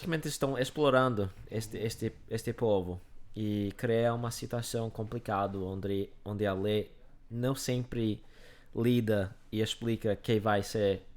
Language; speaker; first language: Portuguese; non-native, fluent; English